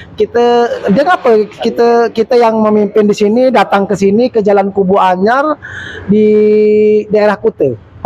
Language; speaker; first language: Malay; native; Malay